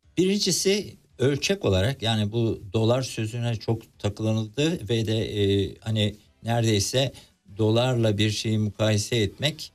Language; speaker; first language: Turkish; native; Turkish